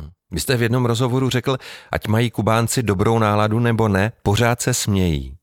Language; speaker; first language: Czech; native; Czech